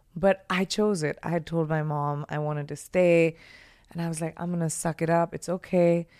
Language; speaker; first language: English; non-native, local second language; Hindi